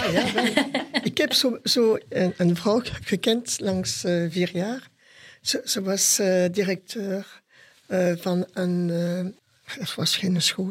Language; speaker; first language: Dutch; non-native, local second language; French